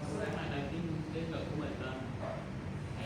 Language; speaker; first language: Vietnamese; native; Vietnamese